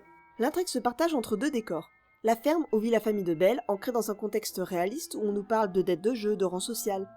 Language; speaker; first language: French; native; French